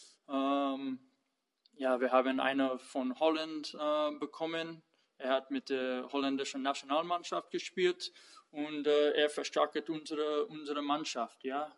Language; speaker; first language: German; non-native, learner; English